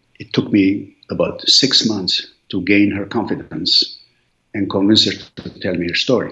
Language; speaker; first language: English; non-native, fluent; Arabic